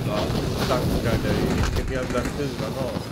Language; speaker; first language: Swedish; native; Swedish